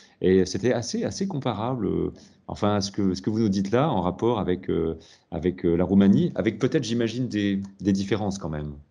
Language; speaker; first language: French; native; French